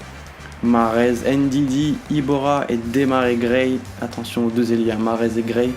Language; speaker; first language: French; native; French